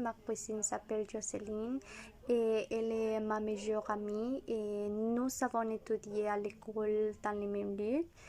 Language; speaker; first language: French; non-native, learner; Spanish